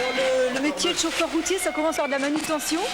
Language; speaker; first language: French; native; French